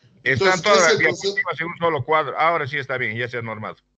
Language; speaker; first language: Spanish; native; Spanish